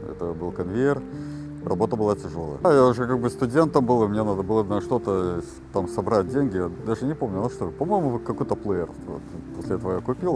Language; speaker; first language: Russian; native; Russian